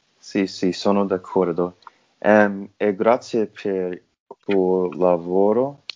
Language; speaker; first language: Italian; non-native, learner; English